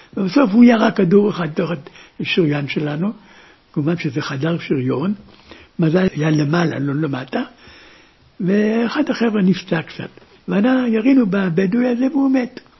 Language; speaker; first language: Hebrew; early bilingual, other home language; German